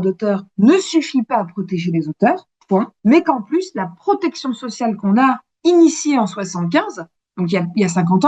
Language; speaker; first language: French; native; French